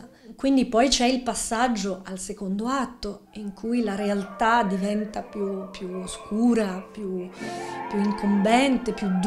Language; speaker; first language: Italian; native; Italian